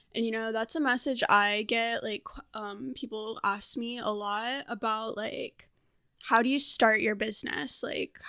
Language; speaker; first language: English; native; English